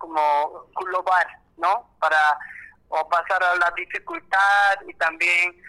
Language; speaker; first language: Spanish; non-native, learner; Korean